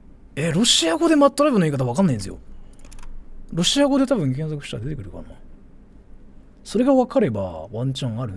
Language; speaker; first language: Japanese; non-native, fluent; English